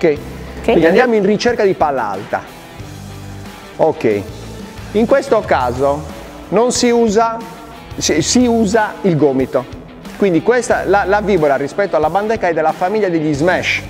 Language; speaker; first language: Italian; native; Italian